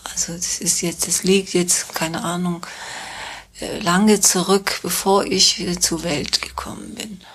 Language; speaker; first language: German; non-native, fluent; Persian